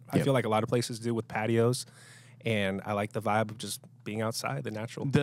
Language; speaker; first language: English; native; English